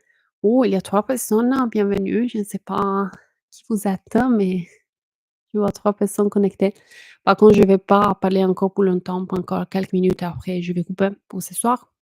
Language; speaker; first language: French; non-native, fluent; Italian